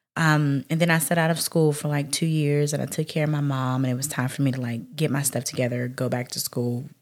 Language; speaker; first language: English; native; English